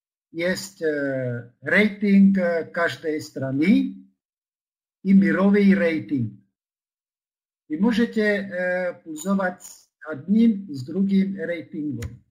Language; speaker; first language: Russian; non-native, fluent; Czech